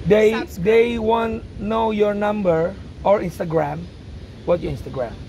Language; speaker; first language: English; non-native, learner; Indonesian